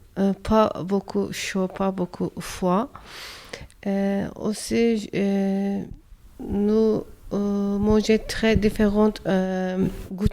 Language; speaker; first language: French; non-native, learner; Turkish